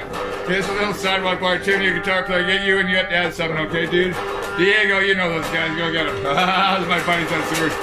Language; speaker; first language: English; native; English